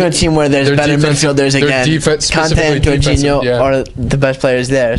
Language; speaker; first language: English; native; English